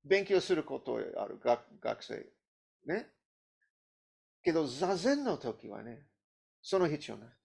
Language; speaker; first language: Japanese; non-native, learner; English